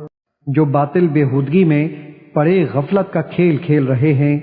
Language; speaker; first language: Urdu; native; Urdu